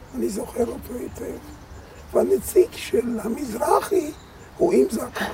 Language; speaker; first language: Hebrew; non-native, fluent; Polish